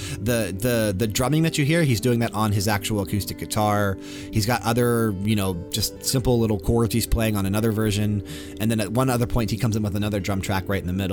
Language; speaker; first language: English; native; English